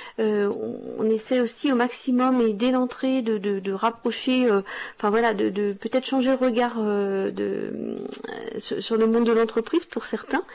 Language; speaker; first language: French; native; French